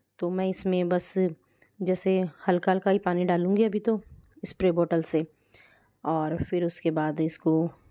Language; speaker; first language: Hindi; native; Hindi